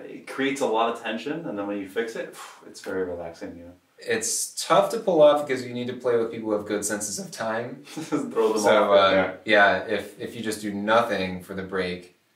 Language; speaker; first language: English; native; English